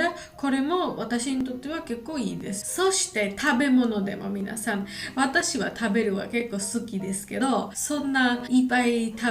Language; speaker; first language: Japanese; non-native, learner; Georgian